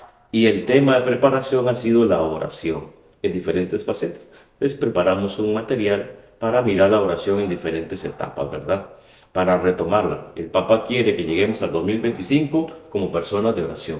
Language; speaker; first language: Spanish; native; Spanish